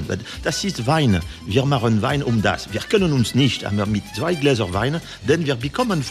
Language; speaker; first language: German; non-native, learner; French